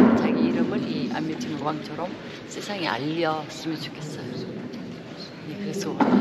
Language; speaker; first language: Korean; non-native, fluent; Uzbek